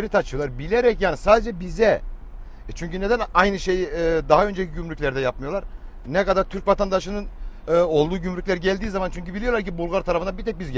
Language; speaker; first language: Turkish; native; Turkish